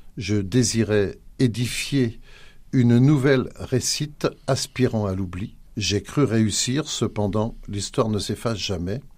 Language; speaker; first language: French; native; French